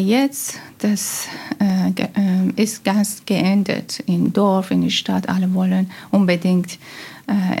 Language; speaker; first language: German; non-native, learner; Persian